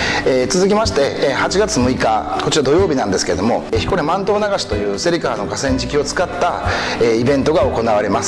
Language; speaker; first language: Japanese; native; Japanese